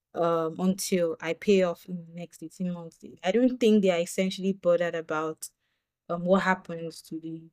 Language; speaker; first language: English; non-native, local second language; Yoruba